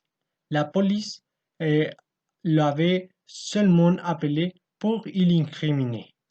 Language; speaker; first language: French; non-native, learner; Spanish